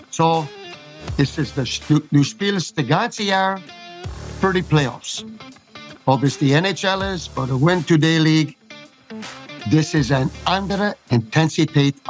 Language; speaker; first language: German; non-native, fluent; English